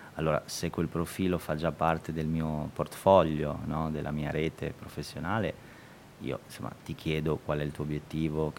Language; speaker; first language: Italian; early bilingual, other home language; Albanian